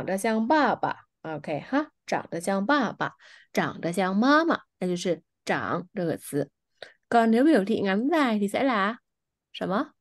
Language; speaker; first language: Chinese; non-native, fluent; Vietnamese